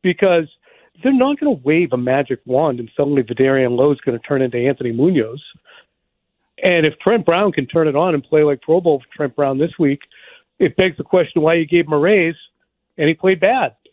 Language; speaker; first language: English; native; English